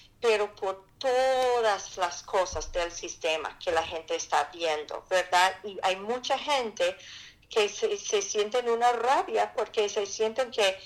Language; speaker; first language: Spanish; non-native, fluent; English